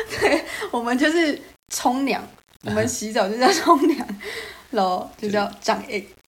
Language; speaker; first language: Chinese; native; Chinese